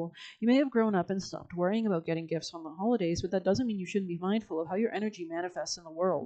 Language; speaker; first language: English; native; English